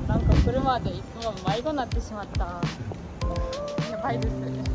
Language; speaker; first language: Japanese; non-native, learner; German